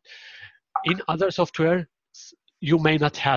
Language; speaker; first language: English; non-native, fluent; Arabic